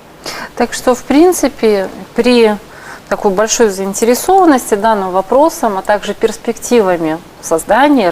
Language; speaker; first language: Russian; native; Russian